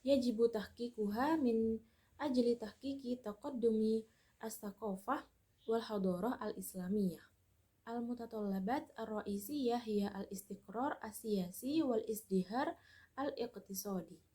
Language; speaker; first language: Arabic; non-native, learner; Indonesian